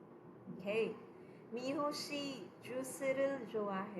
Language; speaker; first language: Korean; non-native, fluent; Filipino